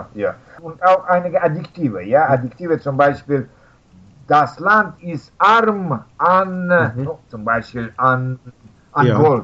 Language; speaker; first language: German; non-native, learner; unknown